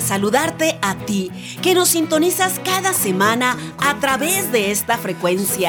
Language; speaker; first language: Spanish; native; Spanish